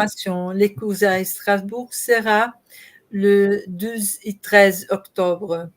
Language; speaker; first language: French; non-native, learner; Portuguese